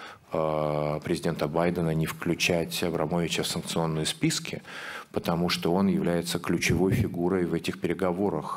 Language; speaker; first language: Russian; native; Russian